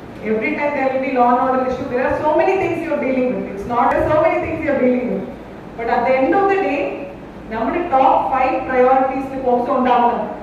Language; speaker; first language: English; non-native, local second language; Malayalam